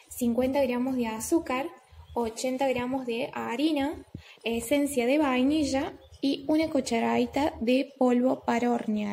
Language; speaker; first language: Spanish; native; Spanish